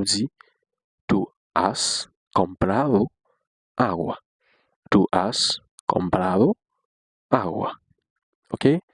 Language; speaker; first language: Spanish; non-native, learner; Haitian Creole